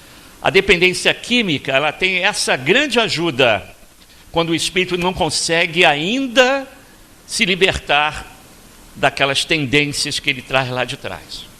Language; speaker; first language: Portuguese; native; Portuguese